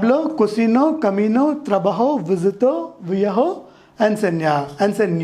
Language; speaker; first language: Spanish; non-native, fluent; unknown